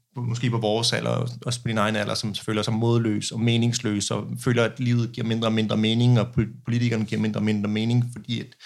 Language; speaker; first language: Danish; early bilingual, other home language; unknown